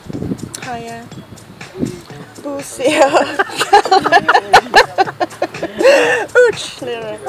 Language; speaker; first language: Turkish; non-native, learner; English